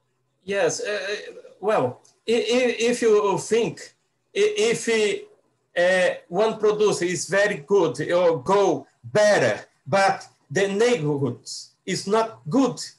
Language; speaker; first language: English; non-native, learner; Portuguese